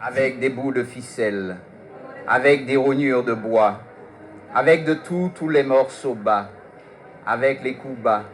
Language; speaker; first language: French; native; French